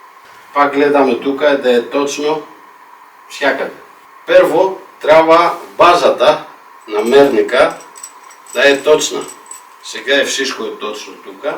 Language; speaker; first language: Bulgarian; non-native, fluent; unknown